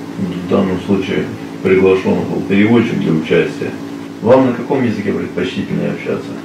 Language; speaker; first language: Russian; native; Russian